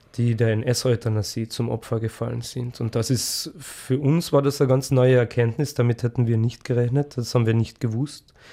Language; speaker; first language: German; native; German